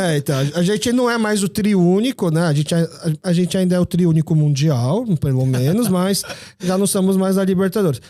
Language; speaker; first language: Portuguese; early bilingual, other home language; Korean